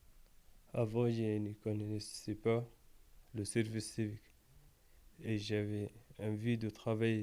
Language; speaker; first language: French; non-native, learner; Arabic